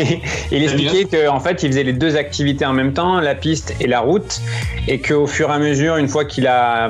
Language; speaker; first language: French; native; French